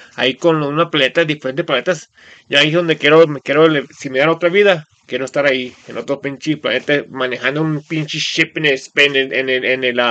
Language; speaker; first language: Spanish; early bilingual, heritage; Spanish